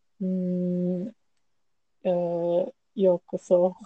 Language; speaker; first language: Japanese; non-native, learner; English